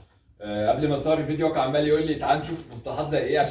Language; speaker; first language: Arabic; native; Arabic